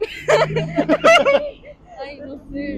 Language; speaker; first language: Korean; non-native, learner; Spanish